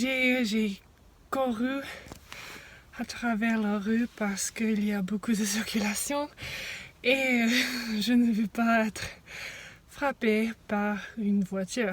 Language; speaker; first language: French; non-native, fluent; English